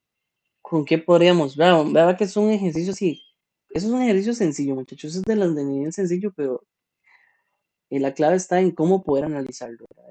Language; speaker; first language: Spanish; native; Spanish